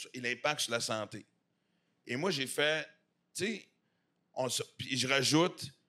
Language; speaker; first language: French; native; French